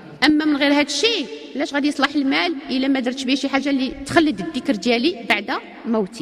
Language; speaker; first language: Arabic; native; Arabic